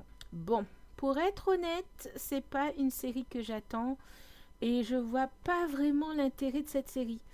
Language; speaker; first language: French; native; French